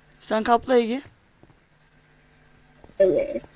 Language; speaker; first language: Turkish; native; Turkish